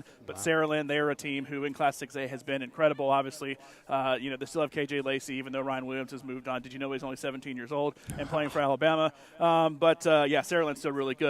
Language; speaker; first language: English; native; English